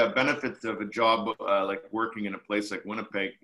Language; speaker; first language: English; native; English